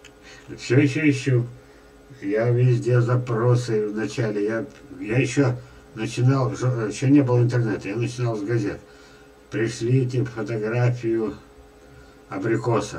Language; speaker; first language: Russian; native; Russian